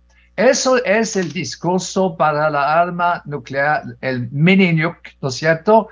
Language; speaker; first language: Spanish; non-native, fluent; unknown